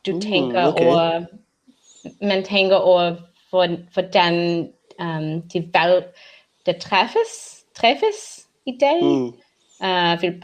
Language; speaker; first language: Danish; non-native, learner; English